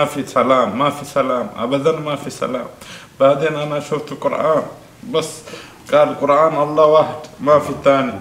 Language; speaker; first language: Arabic; non-native, learner; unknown